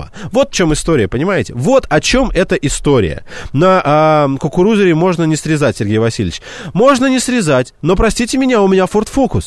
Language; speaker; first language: Russian; native; Russian